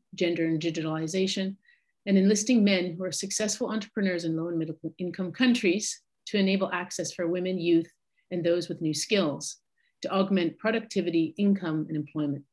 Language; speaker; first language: English; native; English